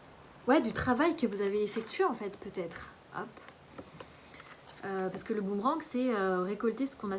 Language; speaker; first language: French; native; French